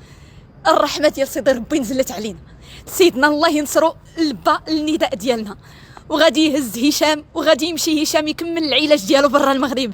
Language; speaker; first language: Arabic; native; Arabic